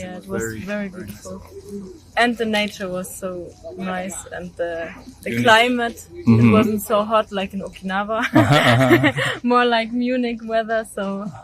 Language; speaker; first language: English; non-native, fluent; German